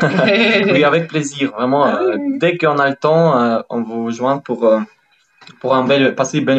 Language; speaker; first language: French; non-native, fluent; Ukrainian